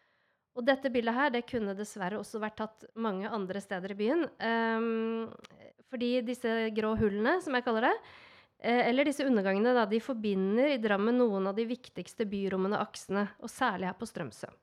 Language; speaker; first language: Norwegian; native; Norwegian